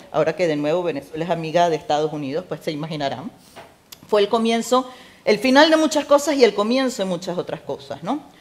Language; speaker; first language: Spanish; native; Spanish